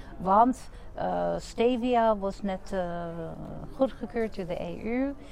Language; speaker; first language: Dutch; non-native, fluent; English